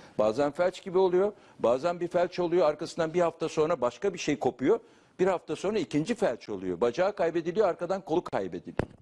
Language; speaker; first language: Turkish; native; Turkish